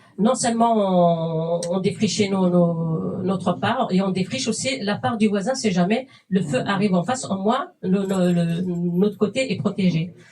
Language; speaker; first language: French; non-native, fluent; Kabyle